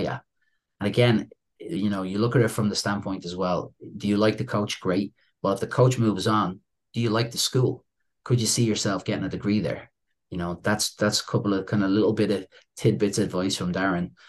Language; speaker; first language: English; native; English